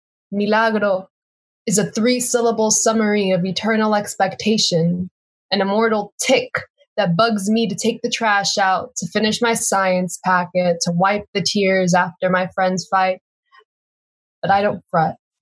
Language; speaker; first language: English; native; English